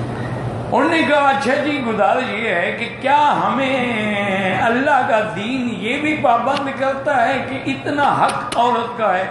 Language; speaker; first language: Urdu; native; Urdu